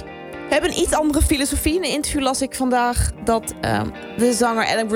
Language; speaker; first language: Dutch; native; Dutch